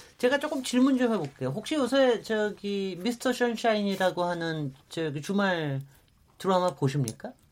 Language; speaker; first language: Korean; native; Korean